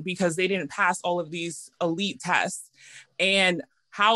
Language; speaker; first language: English; native; English